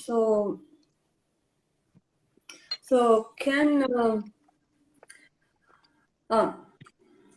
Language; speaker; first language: English; non-native, learner; Russian